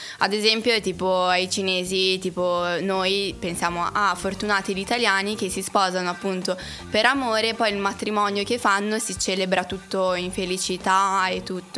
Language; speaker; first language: Italian; early bilingual, other home language; Chinese